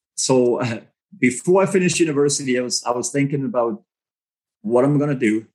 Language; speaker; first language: English; non-native, fluent; German